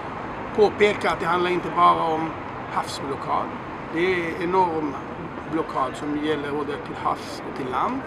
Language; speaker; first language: Swedish; non-native, fluent; Hebrew